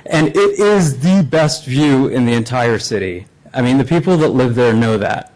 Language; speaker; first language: English; native; English